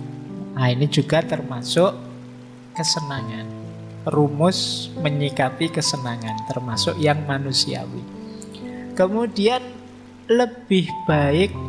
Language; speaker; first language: Indonesian; native; Indonesian